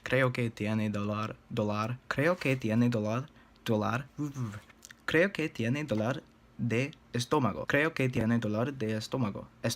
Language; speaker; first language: Spanish; non-native, learner; English